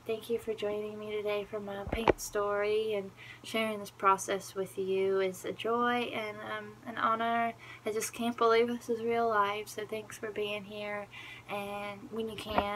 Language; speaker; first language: English; native; English